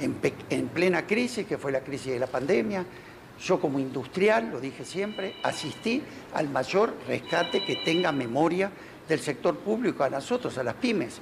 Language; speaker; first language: Spanish; native; Spanish